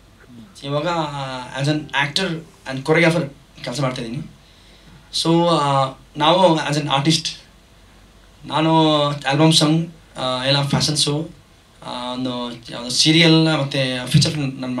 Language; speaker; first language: Kannada; non-native, learner; Hindi